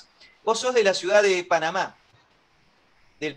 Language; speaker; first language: Spanish; native; Spanish